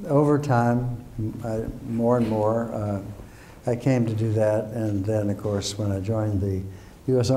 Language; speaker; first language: English; native; English